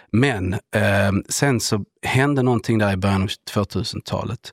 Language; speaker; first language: Swedish; native; Swedish